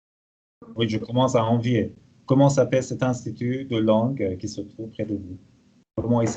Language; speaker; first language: French; non-native, fluent; Persian